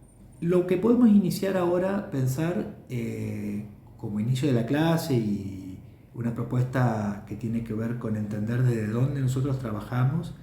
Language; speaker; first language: Spanish; native; Spanish